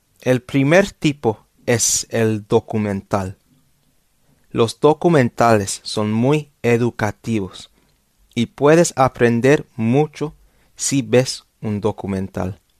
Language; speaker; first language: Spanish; non-native, fluent; English